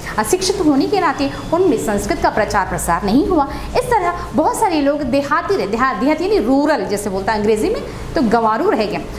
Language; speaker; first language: Hindi; non-native, local second language; Telugu